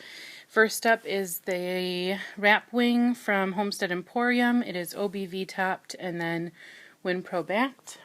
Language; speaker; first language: English; native; English